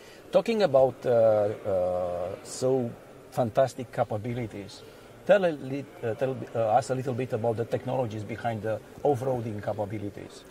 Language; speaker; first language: English; non-native, fluent; Romanian